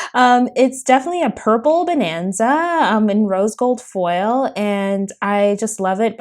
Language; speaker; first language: English; native; English